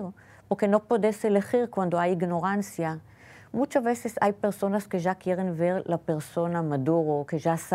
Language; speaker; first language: Spanish; non-native, fluent; Hebrew